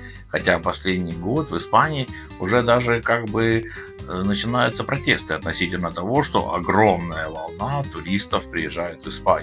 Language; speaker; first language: Russian; native; Russian